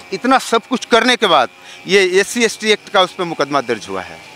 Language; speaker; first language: Hindi; native; Hindi